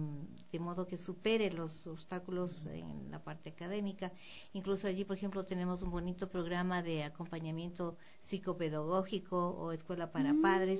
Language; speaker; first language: Spanish; native; Spanish